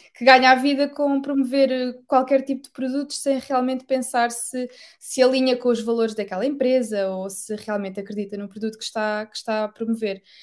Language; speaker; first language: Portuguese; native; Portuguese